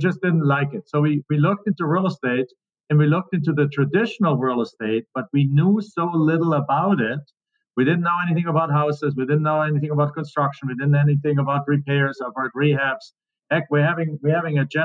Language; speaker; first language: English; non-native, fluent; German